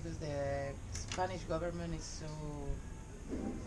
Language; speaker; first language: English; non-native, learner; Spanish